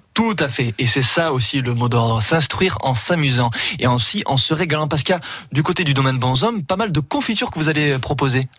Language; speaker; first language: French; native; French